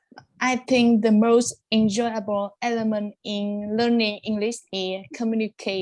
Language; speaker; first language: English; non-native, learner; Vietnamese